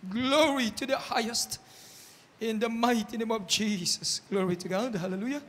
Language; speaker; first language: English; non-native, local second language; Filipino